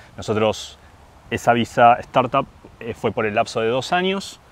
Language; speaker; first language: Spanish; native; Spanish